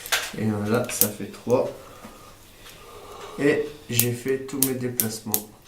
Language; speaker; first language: French; native; French